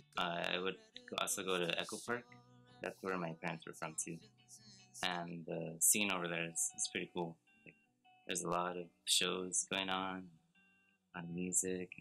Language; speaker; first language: English; native; English